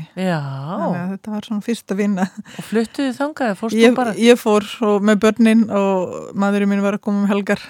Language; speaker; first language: Icelandic; non-native, fluent; Croatian